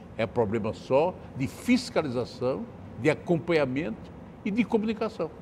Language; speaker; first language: Portuguese; native; Portuguese